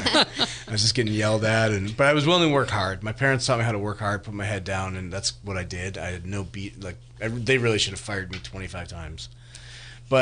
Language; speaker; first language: English; native; English